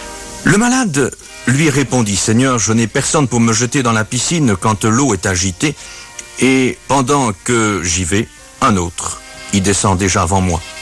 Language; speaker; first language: French; native; French